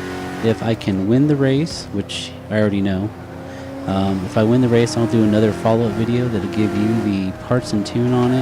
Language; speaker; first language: English; native; English